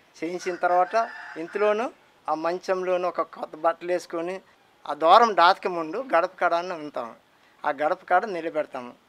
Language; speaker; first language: Telugu; non-native, local second language; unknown